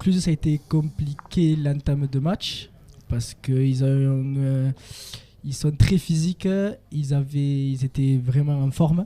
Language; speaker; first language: French; native; French